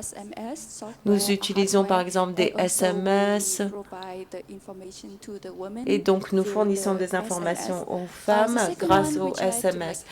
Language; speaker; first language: French; non-native, fluent; Vietnamese